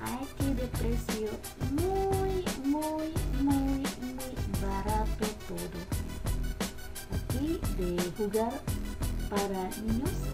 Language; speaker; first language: Spanish; non-native, learner; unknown